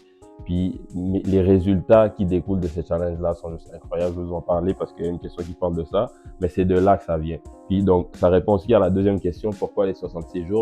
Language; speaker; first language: French; native; French